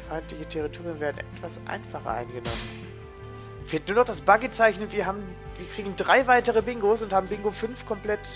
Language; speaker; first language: German; native; German